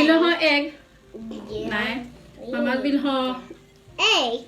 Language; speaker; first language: Swedish; non-native, learner; Thai